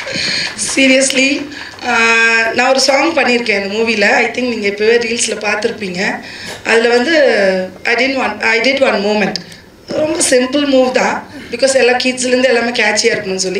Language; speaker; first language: Tamil; non-native, fluent; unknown